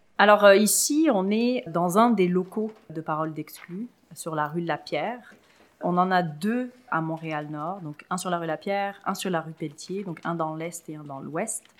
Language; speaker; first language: French; early bilingual, other home language; Arabic